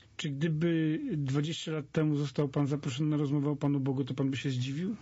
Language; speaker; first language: Polish; native; Polish